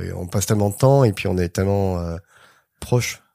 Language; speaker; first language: French; native; French